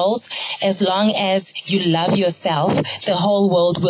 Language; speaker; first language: English; non-native, local second language; Zulu